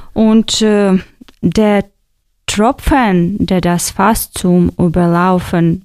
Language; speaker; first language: German; non-native, fluent; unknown